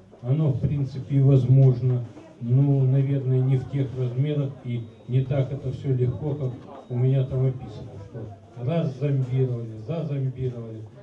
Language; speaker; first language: Russian; native; Russian